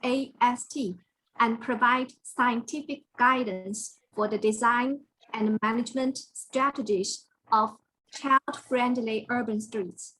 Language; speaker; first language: English; non-native, fluent; Chinese